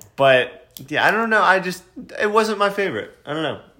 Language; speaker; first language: English; native; English